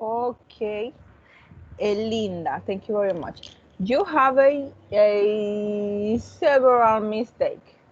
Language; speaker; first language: English; non-native, fluent; Spanish